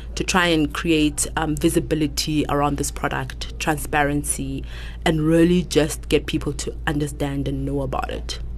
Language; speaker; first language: English; non-native, local second language; Southern Sotho